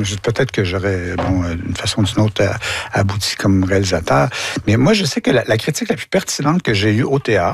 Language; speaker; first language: French; native; French